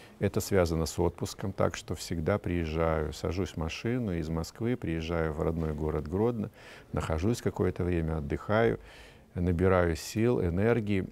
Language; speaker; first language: Russian; native; Russian